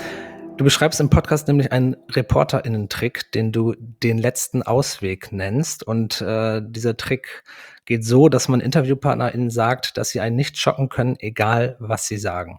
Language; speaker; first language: German; native; German